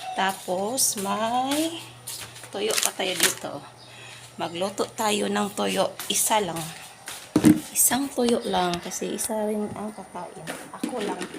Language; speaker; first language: Filipino; non-native, local second language; Cebuano